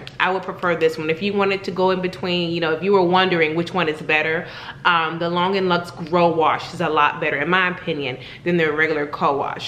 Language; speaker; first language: English; native; English